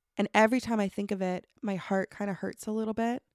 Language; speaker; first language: English; native; English